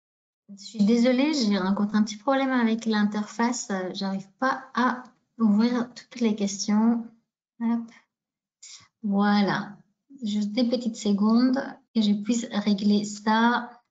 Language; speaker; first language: French; native; French